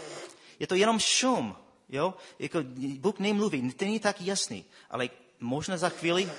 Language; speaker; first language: Czech; non-native, fluent; English